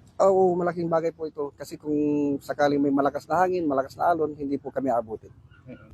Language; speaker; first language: Filipino; non-native, local second language; Pangasinan